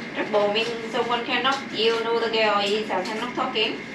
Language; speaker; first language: English; non-native, learner; Vietnamese